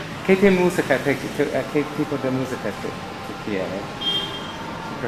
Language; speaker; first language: Spanish; non-native, learner; English